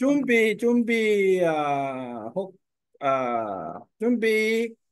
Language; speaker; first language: Vietnamese; non-native, learner; Korean